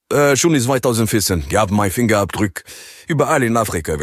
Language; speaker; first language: German; non-native, learner; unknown